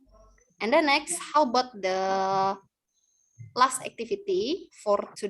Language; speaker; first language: English; non-native, learner; Indonesian